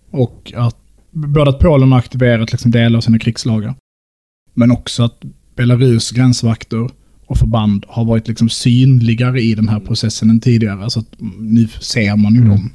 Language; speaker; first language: Swedish; native; Swedish